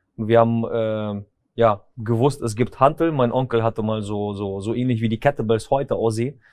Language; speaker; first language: German; early bilingual, other home language; Russian